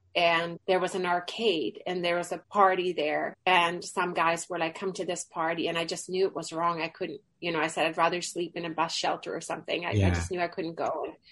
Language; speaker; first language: English; early bilingual, other home language; Swedish